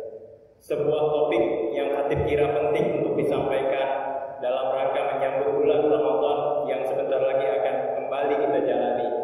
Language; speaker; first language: Indonesian; native; Indonesian